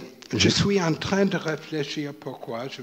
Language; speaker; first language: French; non-native, fluent; English